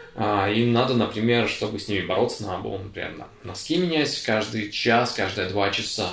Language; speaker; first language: Russian; native; Russian